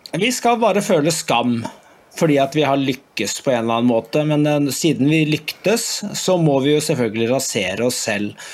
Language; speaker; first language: Norwegian; native; Norwegian